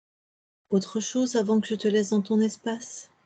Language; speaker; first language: French; native; French